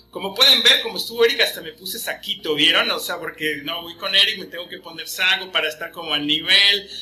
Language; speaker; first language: Spanish; native; Spanish